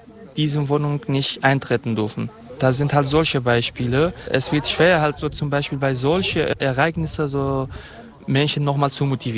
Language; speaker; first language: German; non-native, fluent; Kurdish